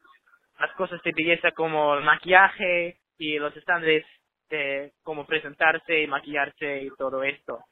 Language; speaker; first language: Spanish; non-native, learner; English